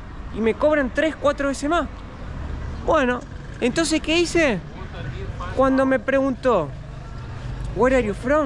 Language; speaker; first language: Spanish; native; Spanish